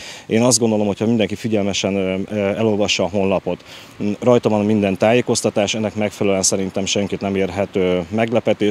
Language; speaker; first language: Hungarian; native; Hungarian